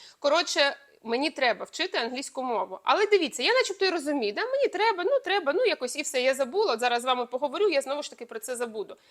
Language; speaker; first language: Ukrainian; non-native, local second language; Russian